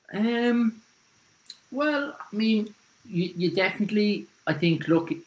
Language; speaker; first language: English; native; English